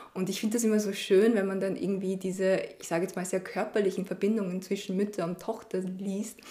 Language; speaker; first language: German; early bilingual, other home language; Chinese